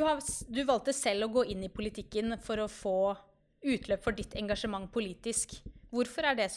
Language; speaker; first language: Norwegian; native; Norwegian